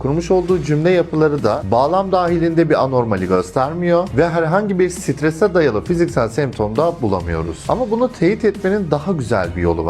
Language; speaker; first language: Turkish; native; Turkish